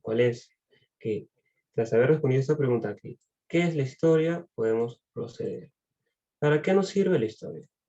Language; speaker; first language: Spanish; native; Spanish